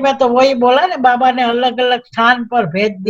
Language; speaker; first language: Hindi; non-native, local second language; Gujarati